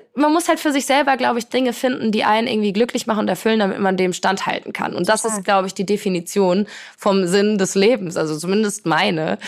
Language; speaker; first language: German; early bilingual, other home language; Polish